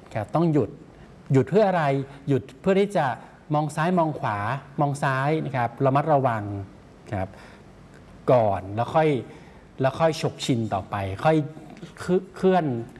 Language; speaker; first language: Thai; native; Thai